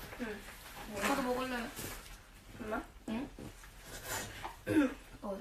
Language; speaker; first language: Korean; native; Korean